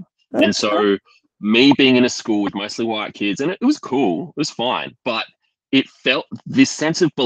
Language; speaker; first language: English; native; English